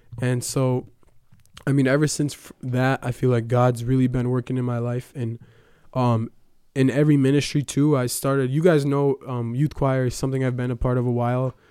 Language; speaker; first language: English; early bilingual, other home language; Ukrainian